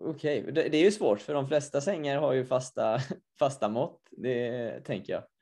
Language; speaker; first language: Swedish; native; Swedish